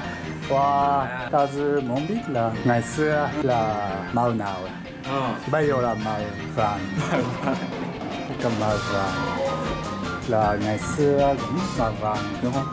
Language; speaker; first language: Vietnamese; non-native, learner; Japanese